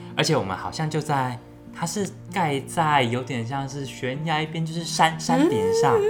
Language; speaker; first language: Chinese; native; Chinese